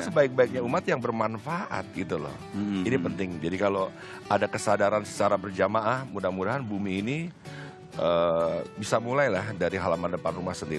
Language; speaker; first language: Malay; native; Malay